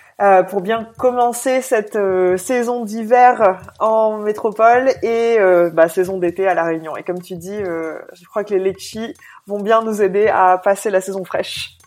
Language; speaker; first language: French; native; French